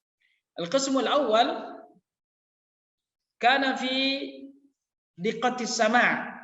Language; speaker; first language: Arabic; non-native, fluent; Indonesian